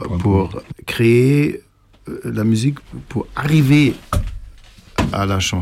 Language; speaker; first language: French; non-native, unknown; German